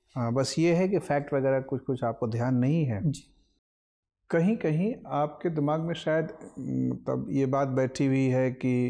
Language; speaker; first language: Hindi; native; Hindi